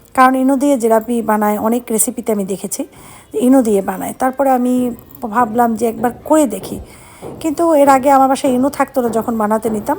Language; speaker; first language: Bangla; native; Bangla